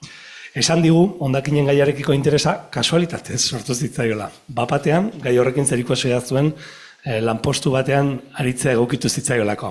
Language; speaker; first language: Basque; native; Basque